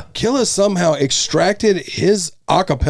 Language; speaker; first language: English; native; English